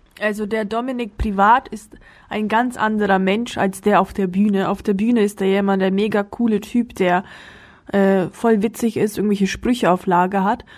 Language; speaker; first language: German; early bilingual, other home language; Russian